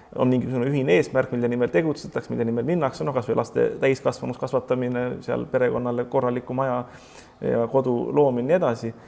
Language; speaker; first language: Estonian; native; Estonian